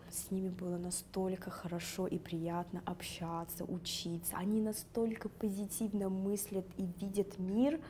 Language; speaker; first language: Russian; non-native, local second language; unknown